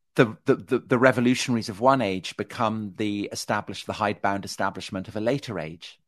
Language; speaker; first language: English; native; English